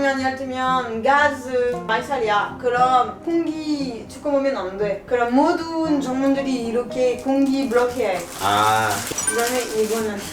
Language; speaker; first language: Korean; non-native, learner; French